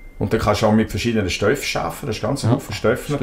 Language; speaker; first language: German; native; German